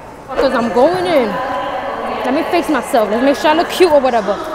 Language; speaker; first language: English; early bilingual, other home language; Spanish